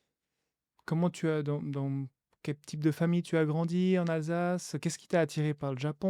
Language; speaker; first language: French; native; French